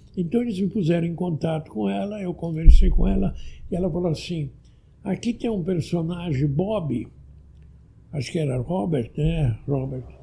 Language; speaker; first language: Portuguese; early bilingual, other home language; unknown